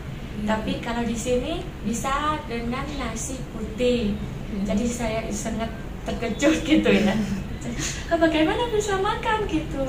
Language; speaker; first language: Indonesian; non-native, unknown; Thai